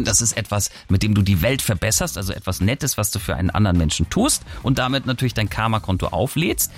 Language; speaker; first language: German; native; German